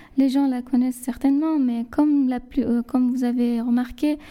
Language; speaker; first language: French; non-native, fluent; Persian